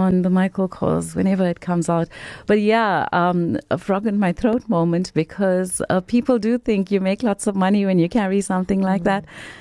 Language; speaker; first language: English; native; English